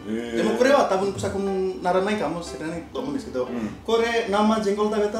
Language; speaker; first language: Japanese; non-native, learner; Indonesian